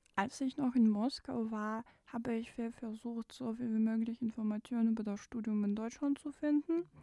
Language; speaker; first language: German; non-native, fluent; Russian